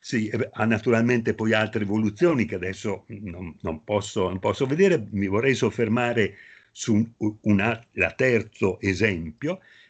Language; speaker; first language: Italian; native; Italian